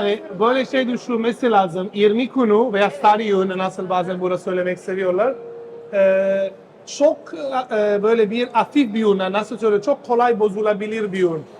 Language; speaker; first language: Turkish; non-native, fluent; Italian